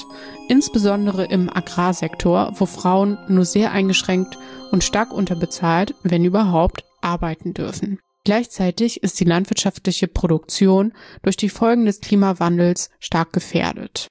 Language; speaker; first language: German; native; German